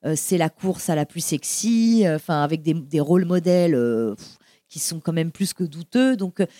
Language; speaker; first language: French; native; French